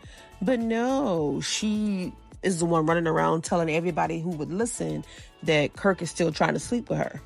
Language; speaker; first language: English; native; English